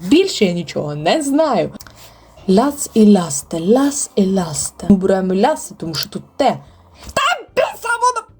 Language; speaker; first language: Ukrainian; non-native, local second language; Russian